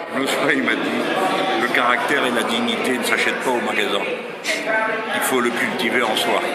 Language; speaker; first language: French; native; French